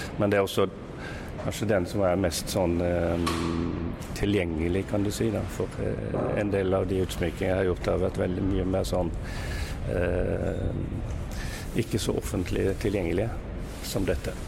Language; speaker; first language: Norwegian; native; Norwegian